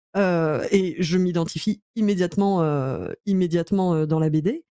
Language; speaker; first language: French; native; French